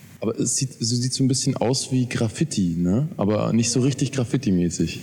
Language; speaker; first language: German; native; German